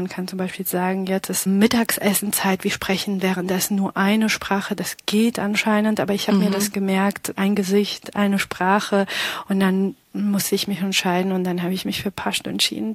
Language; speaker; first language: German; early bilingual, other home language; Pashto